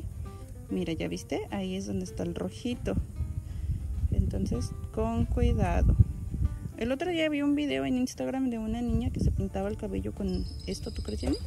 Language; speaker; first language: Spanish; native; Spanish